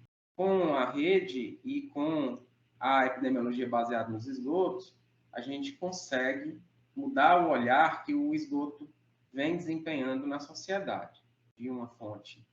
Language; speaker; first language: Portuguese; native; Portuguese